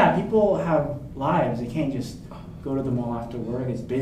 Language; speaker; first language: English; native; English